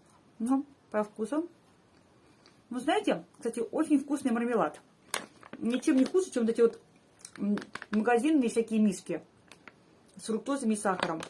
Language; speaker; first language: Russian; native; Russian